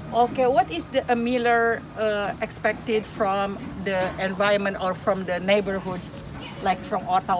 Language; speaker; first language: English; non-native, learner; Indonesian